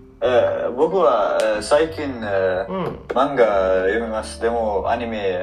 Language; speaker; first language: Japanese; non-native, learner; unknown